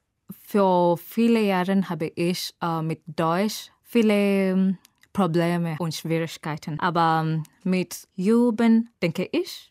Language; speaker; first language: German; non-native, learner; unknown